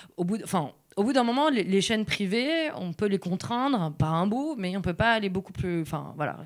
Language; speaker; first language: French; native; French